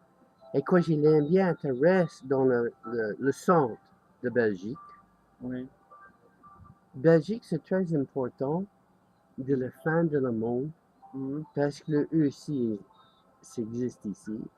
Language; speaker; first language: French; non-native, learner; English